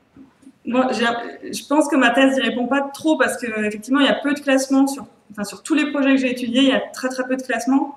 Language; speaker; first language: French; native; French